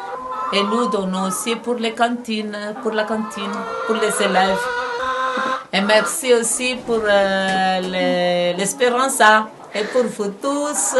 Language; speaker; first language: French; non-native, local second language; Malagasy